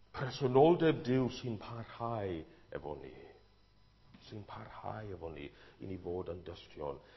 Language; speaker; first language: Welsh; non-native, fluent; English